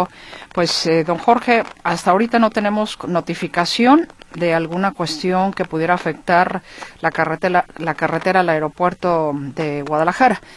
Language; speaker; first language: Spanish; native; Spanish